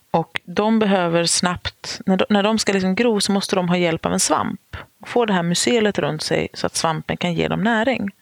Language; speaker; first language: Swedish; native; Swedish